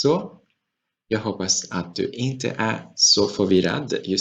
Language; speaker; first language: Swedish; non-native, fluent; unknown